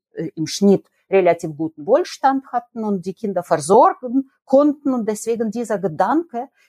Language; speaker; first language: German; non-native, fluent; Russian